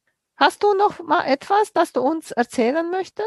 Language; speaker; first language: German; native; German